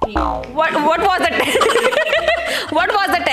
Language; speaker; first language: English; non-native, learner; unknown